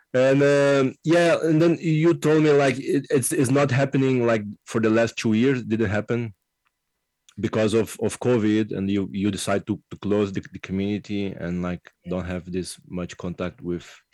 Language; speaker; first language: English; non-native, fluent; Portuguese